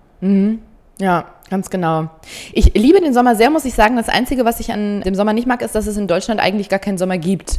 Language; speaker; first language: German; native; German